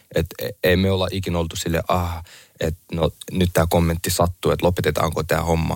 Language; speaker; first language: Finnish; early bilingual, other home language; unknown